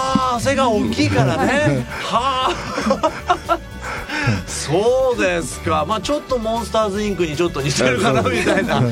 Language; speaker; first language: Japanese; native; Japanese